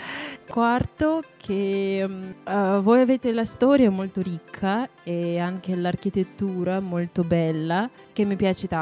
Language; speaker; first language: Italian; non-native, fluent; Russian